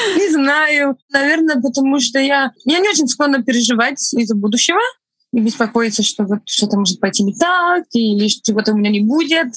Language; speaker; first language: Russian; non-native, fluent; Estonian